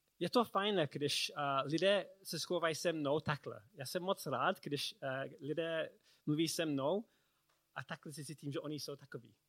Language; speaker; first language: Czech; non-native, learner; English